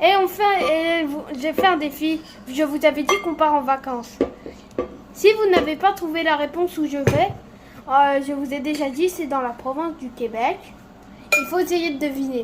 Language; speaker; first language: French; native; French